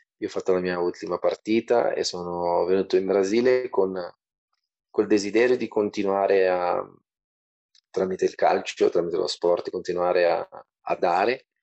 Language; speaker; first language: Italian; non-native, fluent; Portuguese